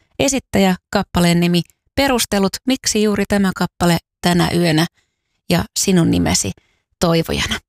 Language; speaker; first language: Finnish; native; Finnish